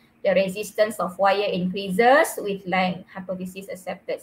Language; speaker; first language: English; non-native, local second language; Malay